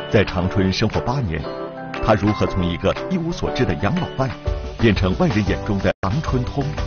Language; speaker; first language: Chinese; native; Chinese